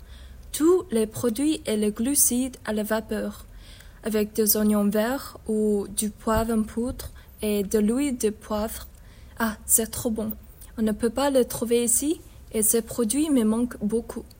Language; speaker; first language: French; non-native, fluent; Chinese